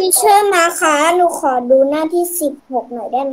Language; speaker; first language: Thai; native; Thai